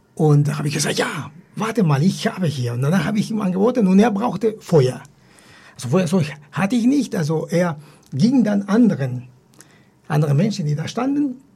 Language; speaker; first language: German; non-native, fluent; Spanish